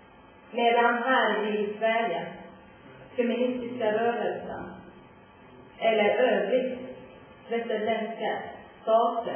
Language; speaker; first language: Swedish; non-native, learner; Persian